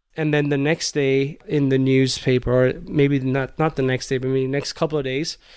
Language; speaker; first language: English; non-native, local second language; Gujarati